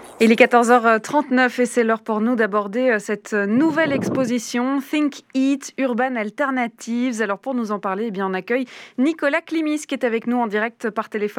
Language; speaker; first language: French; native; French